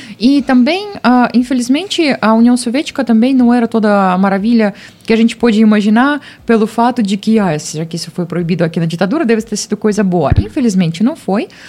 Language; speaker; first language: Portuguese; non-native, fluent; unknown